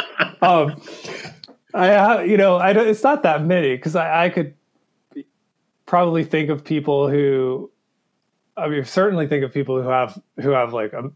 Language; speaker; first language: English; native; English